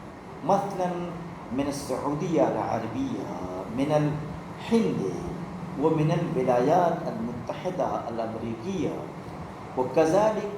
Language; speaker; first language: Arabic; non-native, fluent; Urdu